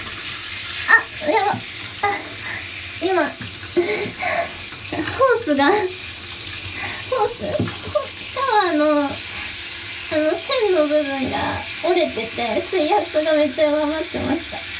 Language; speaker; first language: Japanese; native; Japanese